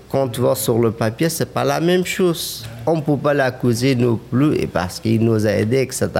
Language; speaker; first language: French; non-native, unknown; Persian